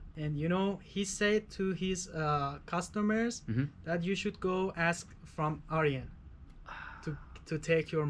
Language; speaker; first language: English; non-native, fluent; Persian